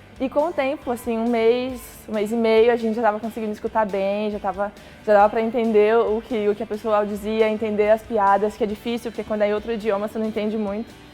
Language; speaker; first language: Portuguese; native; Portuguese